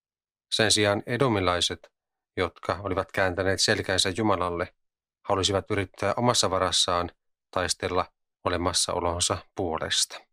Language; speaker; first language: Finnish; native; Finnish